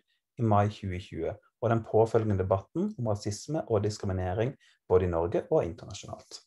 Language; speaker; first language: Norwegian; native; Norwegian